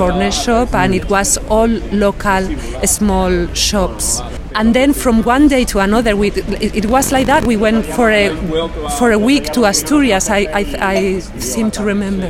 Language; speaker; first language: English; non-native, fluent; Spanish